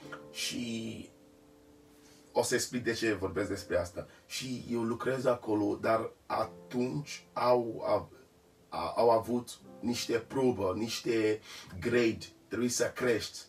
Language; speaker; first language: Romanian; non-native, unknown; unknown